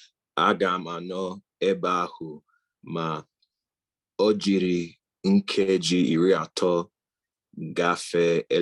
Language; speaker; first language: Igbo; non-native, learner; English